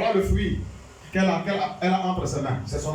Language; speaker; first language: French; non-native, local second language; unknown